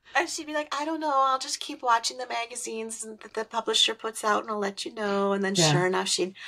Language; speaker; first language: English; native; English